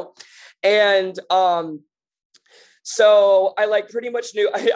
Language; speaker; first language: English; native; English